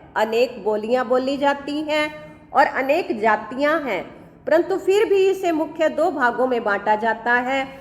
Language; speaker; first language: Hindi; native; Hindi